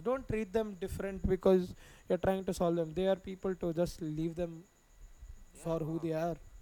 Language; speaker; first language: English; non-native, local second language; Tamil